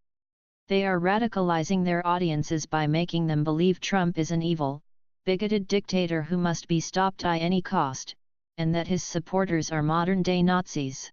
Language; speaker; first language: English; native; English